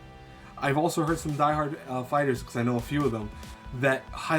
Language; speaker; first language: English; native; English